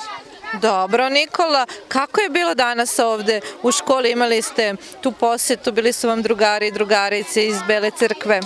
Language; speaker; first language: Serbian; native; Serbian